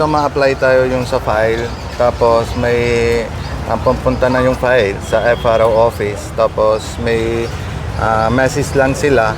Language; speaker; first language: Filipino; non-native, learner; Punjabi